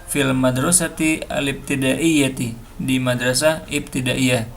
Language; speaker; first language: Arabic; non-native, fluent; Indonesian